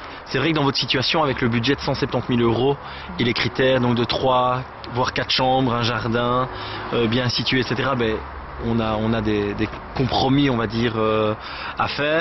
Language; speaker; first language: French; native; French